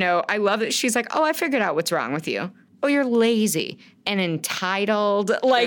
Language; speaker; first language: English; native; English